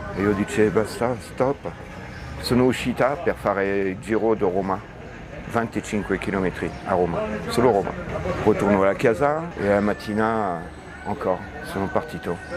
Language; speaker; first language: Italian; non-native, learner; French